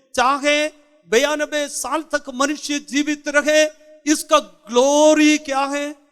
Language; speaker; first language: Hindi; non-native, local second language; Malayalam